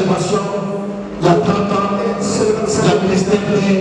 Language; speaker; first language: Portuguese; non-native, learner; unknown